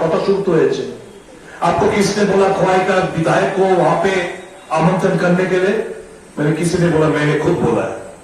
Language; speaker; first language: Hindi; non-native, local second language; Bangla